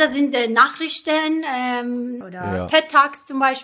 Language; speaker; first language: German; non-native, fluent; Persian